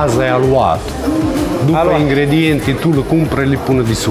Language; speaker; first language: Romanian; non-native, learner; Italian